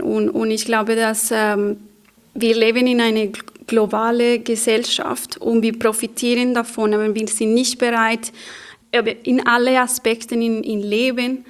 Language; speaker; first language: German; non-native, fluent; Spanish